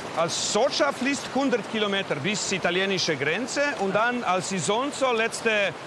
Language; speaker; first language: German; non-native, learner; Slovenian